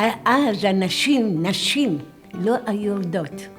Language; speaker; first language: Hebrew; non-native, fluent; Greek